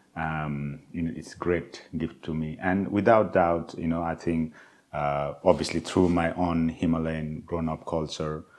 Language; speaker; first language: English; non-native, local second language; Nepali